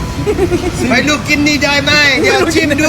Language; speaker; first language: Thai; native; Thai